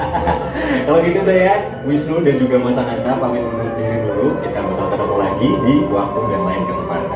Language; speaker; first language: Indonesian; native; Indonesian